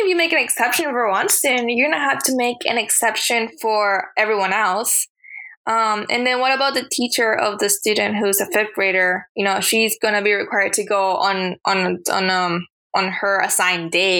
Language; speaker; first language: English; early bilingual, other home language; Spanish